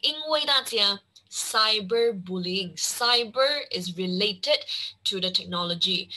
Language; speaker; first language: English; non-native, local second language; Chinese